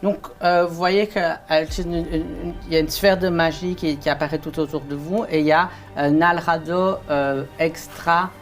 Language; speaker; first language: French; native; French